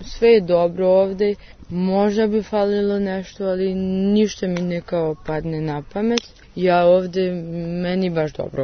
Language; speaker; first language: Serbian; early bilingual, heritage; Serbian